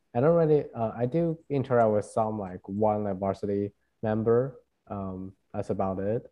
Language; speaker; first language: English; non-native, fluent; Chinese